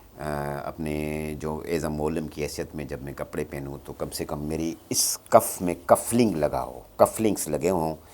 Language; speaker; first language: Urdu; non-native, local second language; Sindhi